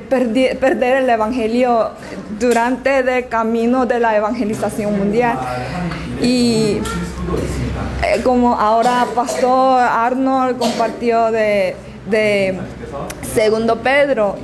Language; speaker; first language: Spanish; non-native, learner; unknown